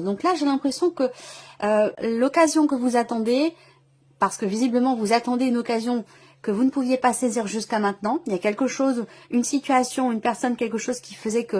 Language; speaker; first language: French; native; French